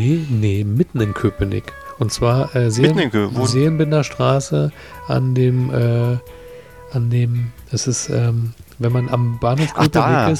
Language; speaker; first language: German; native; German